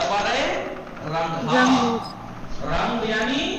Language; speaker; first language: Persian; non-native, fluent; Urdu